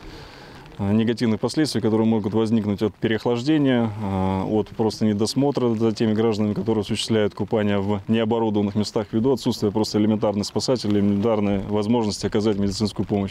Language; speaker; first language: Russian; native; Russian